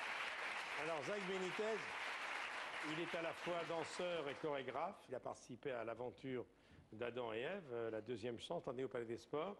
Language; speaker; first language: French; native; French